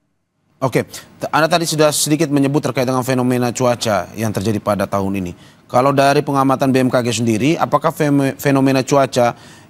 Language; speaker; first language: Indonesian; native; Indonesian